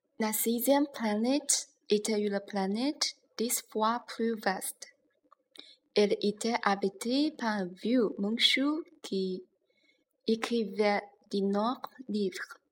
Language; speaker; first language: French; non-native, learner; Chinese